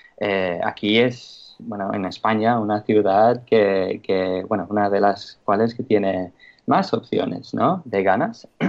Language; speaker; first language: Spanish; non-native, fluent; English